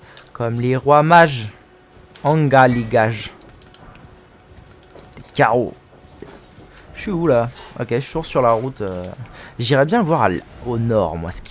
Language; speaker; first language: French; native; French